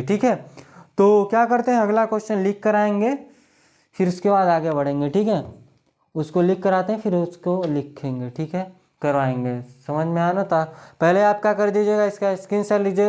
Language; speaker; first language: Hindi; native; Hindi